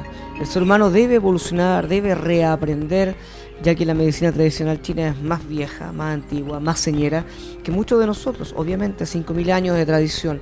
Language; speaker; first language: Spanish; native; Spanish